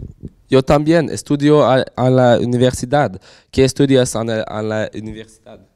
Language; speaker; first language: Spanish; non-native, learner; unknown